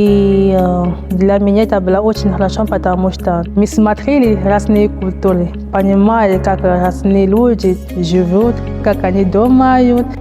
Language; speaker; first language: Russian; non-native, learner; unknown